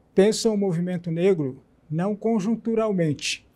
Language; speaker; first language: Portuguese; native; Portuguese